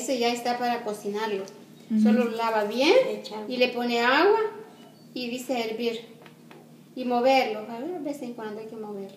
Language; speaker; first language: Spanish; native; Spanish